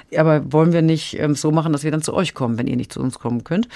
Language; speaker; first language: German; native; German